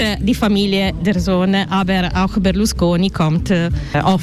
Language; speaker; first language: German; non-native, learner; Italian